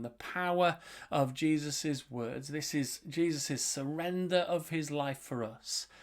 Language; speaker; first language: English; native; English